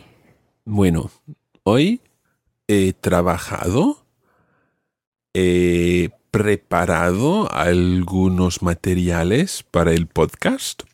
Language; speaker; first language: Spanish; non-native, fluent; English